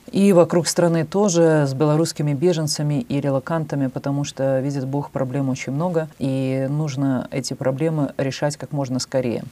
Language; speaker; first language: Russian; native; Russian